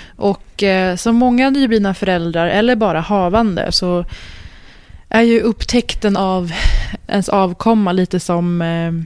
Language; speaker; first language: Swedish; native; Swedish